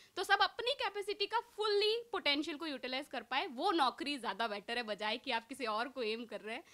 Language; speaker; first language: Hindi; native; Hindi